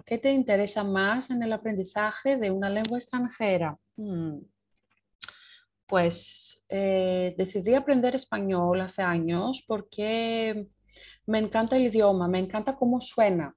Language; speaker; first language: Spanish; non-native, fluent; Greek